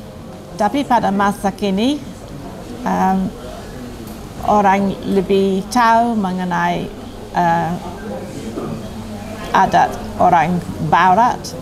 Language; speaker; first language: Indonesian; non-native, fluent; English